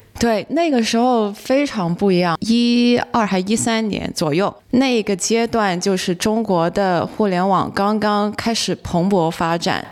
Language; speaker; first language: Chinese; non-native, local second language; Cantonese